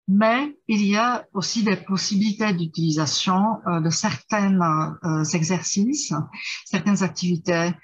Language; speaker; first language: French; non-native, fluent; Czech